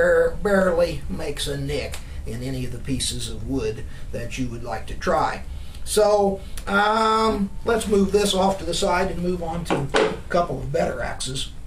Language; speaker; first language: English; native; English